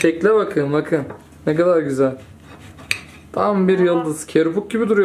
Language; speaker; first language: Turkish; native; Turkish